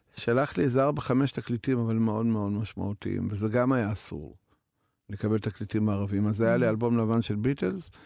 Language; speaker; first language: Hebrew; non-native, fluent; Russian